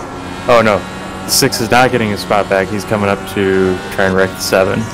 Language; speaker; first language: English; native; English